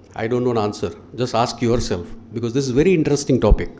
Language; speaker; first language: English; non-native, local second language; Gujarati